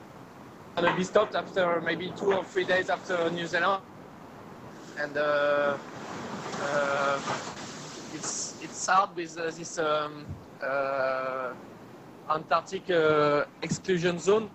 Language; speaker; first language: English; non-native, learner; French